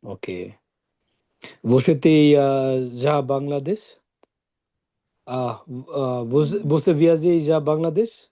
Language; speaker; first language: Portuguese; non-native, learner; Bangla